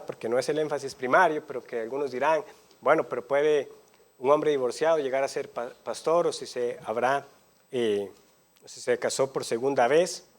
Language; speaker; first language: Spanish; native; Spanish